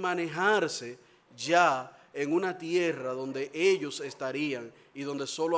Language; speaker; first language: Spanish; native; Spanish